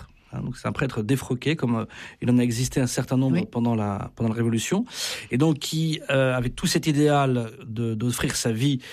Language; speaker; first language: French; native; French